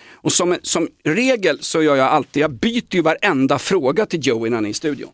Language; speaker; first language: Swedish; native; Swedish